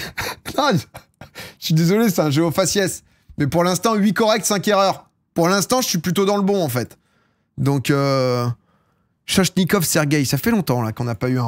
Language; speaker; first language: French; native; French